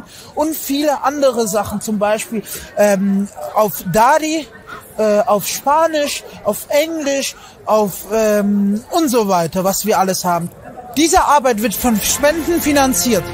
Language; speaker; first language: German; non-native, fluent; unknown